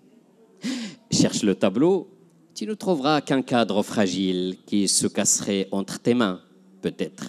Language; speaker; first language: French; non-native, local second language; Arabic